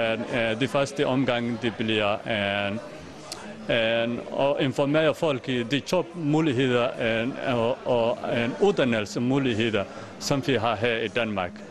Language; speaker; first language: Danish; non-native, fluent; Somali